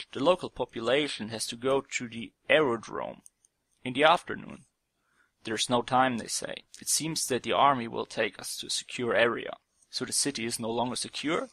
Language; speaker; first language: English; non-native, fluent; German